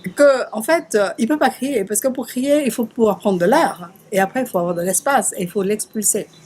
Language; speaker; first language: French; native; French